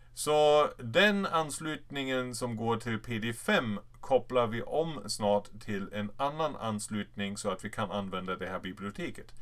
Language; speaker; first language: Swedish; non-native, fluent; German